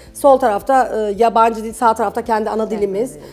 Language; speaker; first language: Turkish; early bilingual, other home language; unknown